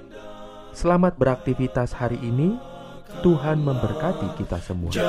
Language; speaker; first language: Indonesian; native; Indonesian